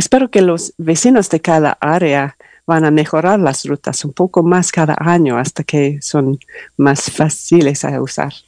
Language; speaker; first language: Spanish; non-native, learner; English